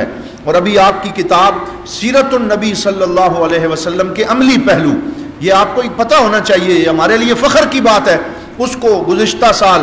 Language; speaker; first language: Urdu; native; Urdu